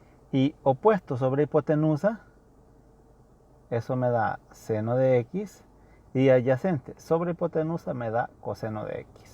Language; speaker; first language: Spanish; native; Spanish